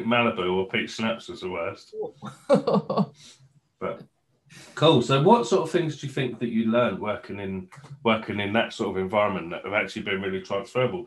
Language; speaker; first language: English; native; English